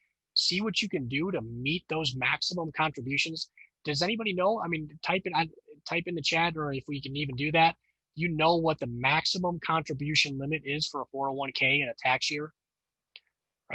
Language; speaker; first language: English; native; English